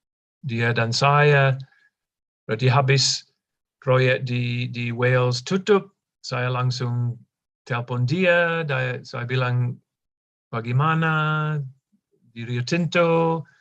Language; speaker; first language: Indonesian; non-native, fluent; English